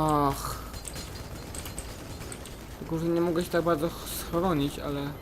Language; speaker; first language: Polish; native; Polish